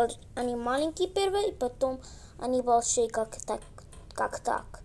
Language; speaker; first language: Russian; early bilingual, heritage; Russian